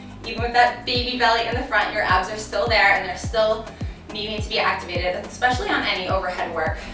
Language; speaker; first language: English; native; English